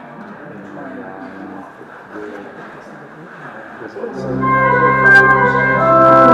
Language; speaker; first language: French; non-native, fluent; English